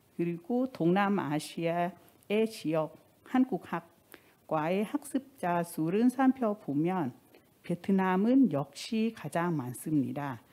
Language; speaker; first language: Korean; non-native, fluent; Thai